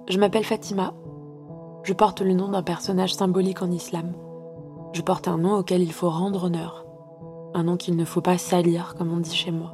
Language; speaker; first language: French; early bilingual, other home language; Arabic